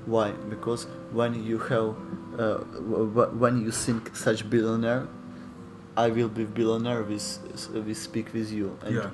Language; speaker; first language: English; non-native, learner; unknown